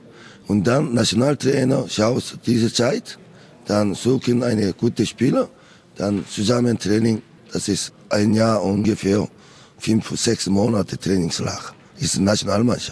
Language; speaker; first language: German; non-native, learner; Korean